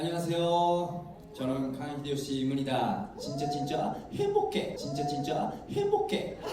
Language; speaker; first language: Korean; non-native, learner; Japanese